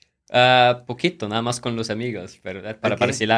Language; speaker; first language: Spanish; non-native, fluent; English